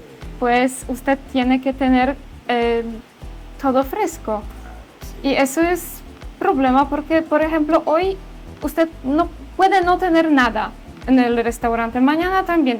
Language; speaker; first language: Spanish; non-native, learner; Polish